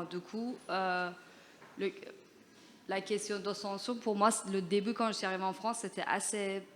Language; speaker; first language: French; non-native, fluent; Persian